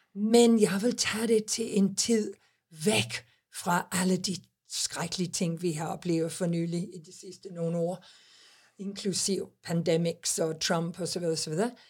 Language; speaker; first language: Danish; non-native, fluent; English